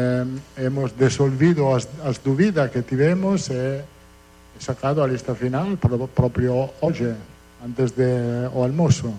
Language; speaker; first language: Spanish; non-native, fluent; Italian